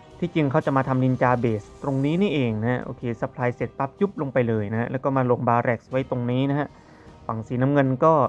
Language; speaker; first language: Thai; native; Thai